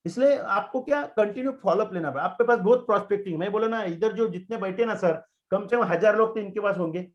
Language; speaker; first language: Hindi; non-native, local second language; Marathi